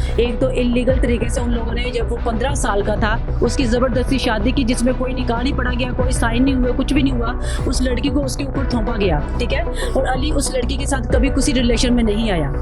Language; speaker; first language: Urdu; native; Urdu